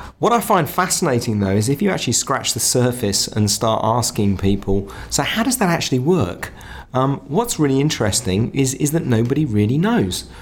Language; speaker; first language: English; native; English